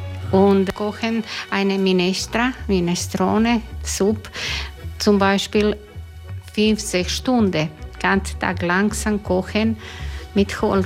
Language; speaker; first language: German; non-native, learner; Croatian